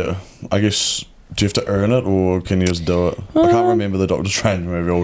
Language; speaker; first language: English; native; English